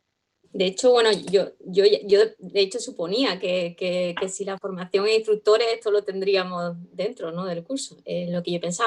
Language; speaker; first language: Spanish; native; Spanish